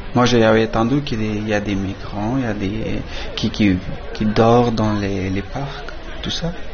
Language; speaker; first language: French; non-native, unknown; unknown